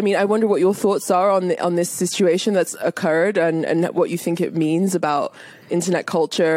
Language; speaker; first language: English; native; English